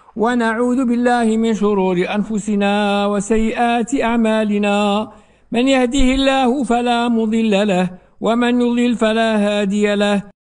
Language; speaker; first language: Arabic; native; Arabic